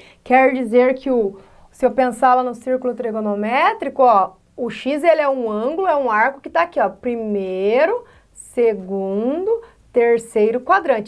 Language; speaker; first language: Portuguese; native; Portuguese